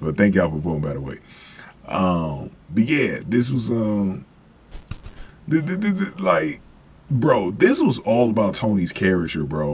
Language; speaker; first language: English; native; English